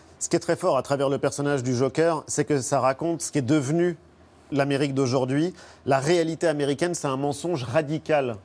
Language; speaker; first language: French; native; French